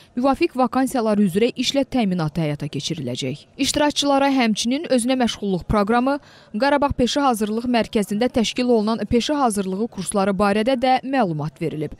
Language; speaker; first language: Azerbaijani; native; Azerbaijani